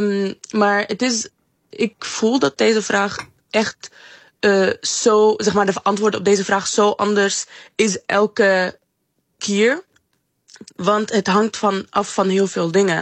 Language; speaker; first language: Dutch; non-native, fluent; Arabic